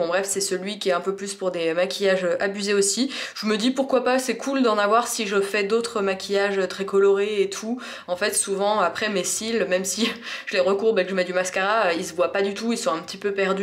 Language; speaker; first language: French; native; French